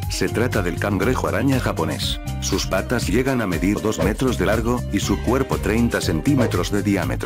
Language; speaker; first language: Spanish; native; Spanish